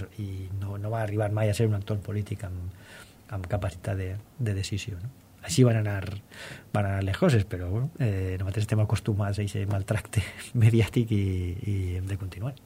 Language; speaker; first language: Catalan; non-native, local second language; Spanish